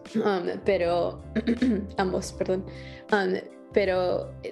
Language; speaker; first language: Spanish; early bilingual, heritage; Spanish